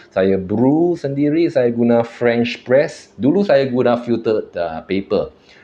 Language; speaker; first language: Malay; non-native, local second language; Chinese